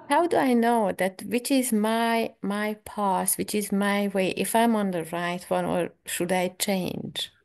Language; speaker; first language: English; non-native, learner; Hungarian